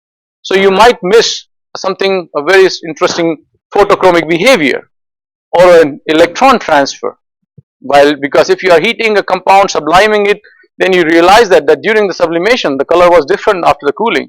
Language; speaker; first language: English; non-native, fluent; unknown